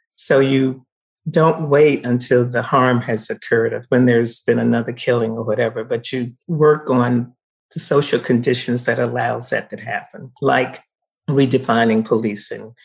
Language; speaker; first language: English; native; English